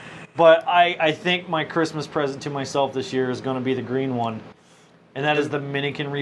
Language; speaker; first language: English; native; English